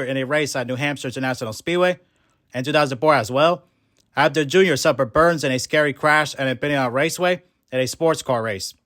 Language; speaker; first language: English; native; English